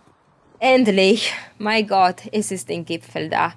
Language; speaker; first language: German; non-native, fluent; Romanian